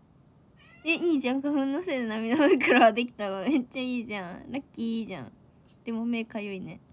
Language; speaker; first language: Japanese; native; Japanese